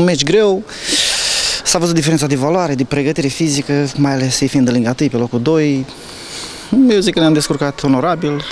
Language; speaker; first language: Romanian; native; Romanian